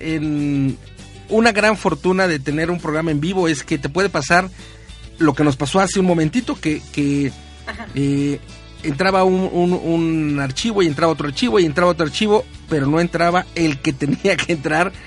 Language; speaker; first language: Spanish; native; Spanish